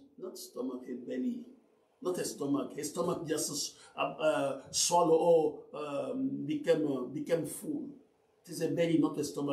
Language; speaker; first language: English; non-native, learner; Luba-Lulua